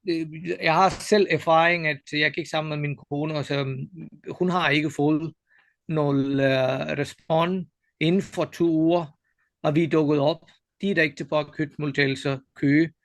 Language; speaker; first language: Danish; non-native, fluent; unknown